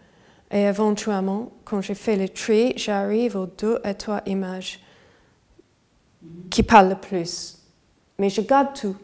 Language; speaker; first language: French; non-native, fluent; English